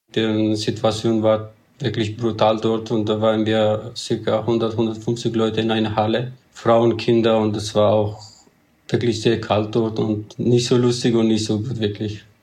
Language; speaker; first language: German; non-native, fluent; Persian